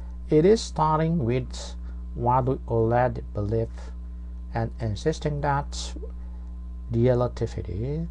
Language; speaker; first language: English; non-native, fluent; Korean